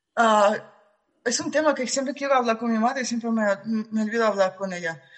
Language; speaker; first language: Spanish; non-native, fluent; Russian